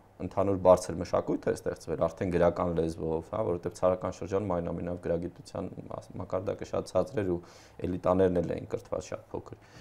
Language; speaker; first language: Armenian; native; Armenian